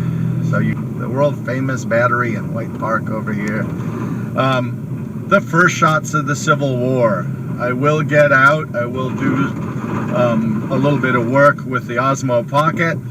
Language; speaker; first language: English; native; English